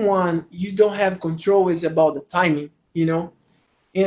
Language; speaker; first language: English; non-native, learner; Portuguese